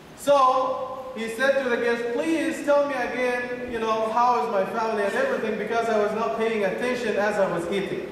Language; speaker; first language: English; non-native, fluent; Arabic